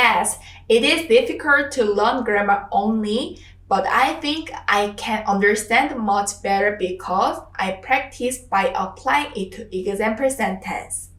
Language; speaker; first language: English; non-native, fluent; Korean